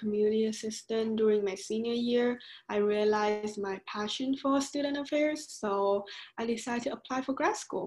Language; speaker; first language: English; non-native, fluent; Vietnamese